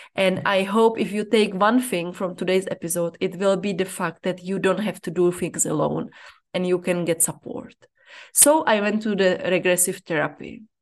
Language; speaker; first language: English; non-native, fluent; Czech